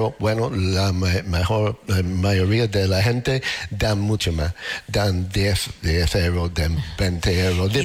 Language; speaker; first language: Spanish; non-native, learner; English